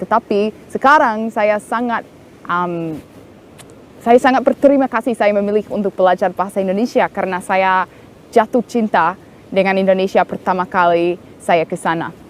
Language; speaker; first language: Indonesian; non-native, fluent; English